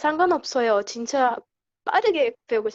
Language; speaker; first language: Korean; non-native, learner; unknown